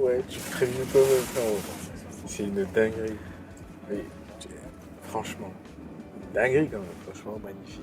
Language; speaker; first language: French; native; French